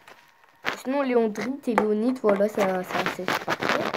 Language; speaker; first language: French; native; French